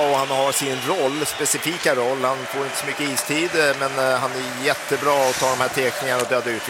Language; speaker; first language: Swedish; native; Swedish